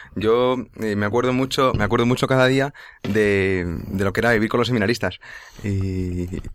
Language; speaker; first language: Spanish; native; Spanish